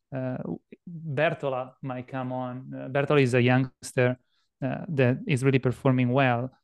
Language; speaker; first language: English; non-native, fluent; Italian